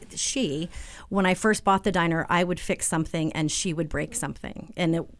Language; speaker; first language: English; native; English